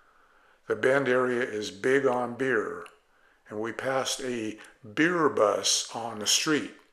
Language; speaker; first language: English; native; English